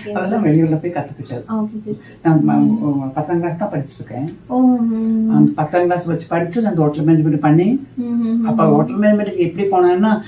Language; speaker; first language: Tamil; non-native, local second language; Malayalam